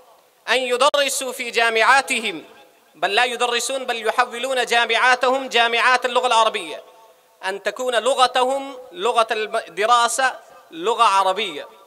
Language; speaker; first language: Arabic; non-native, fluent; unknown